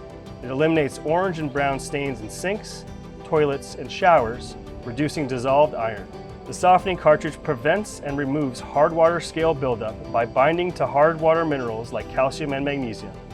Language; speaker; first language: English; native; English